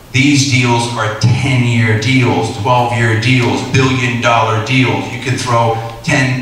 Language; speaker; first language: English; native; English